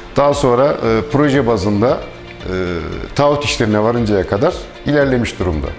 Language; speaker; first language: Turkish; native; Turkish